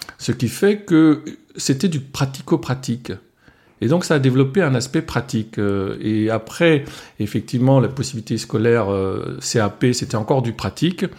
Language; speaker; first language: French; non-native, local second language; Swiss German